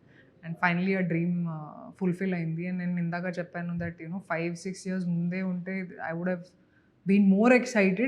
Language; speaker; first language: Telugu; non-native, local second language; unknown